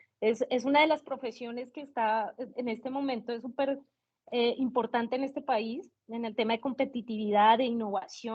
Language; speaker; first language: Spanish; native; Spanish